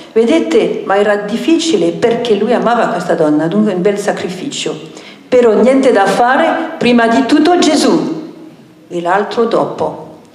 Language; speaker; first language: Italian; non-native, fluent; French